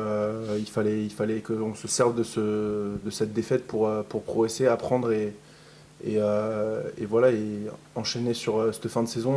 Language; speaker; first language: French; native; French